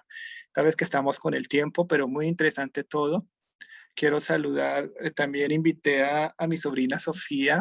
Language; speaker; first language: Spanish; native; Spanish